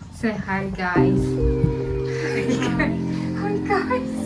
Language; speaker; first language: English; non-native, learner; Indonesian